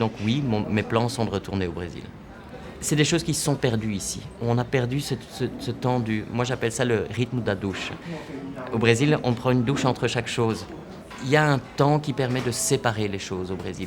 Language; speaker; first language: French; non-native, fluent; Portuguese